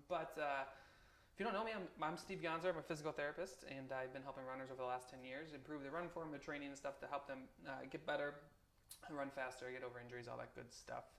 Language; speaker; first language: English; native; English